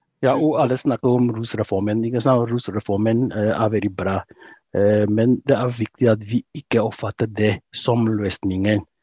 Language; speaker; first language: Norwegian; non-native, fluent; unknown